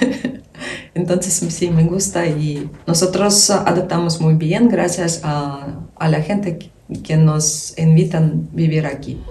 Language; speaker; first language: Spanish; non-native, learner; Ukrainian